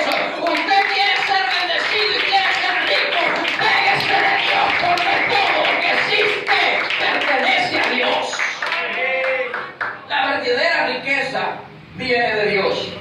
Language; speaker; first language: Spanish; native; Spanish